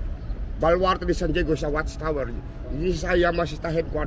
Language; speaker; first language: English; non-native, local second language; Filipino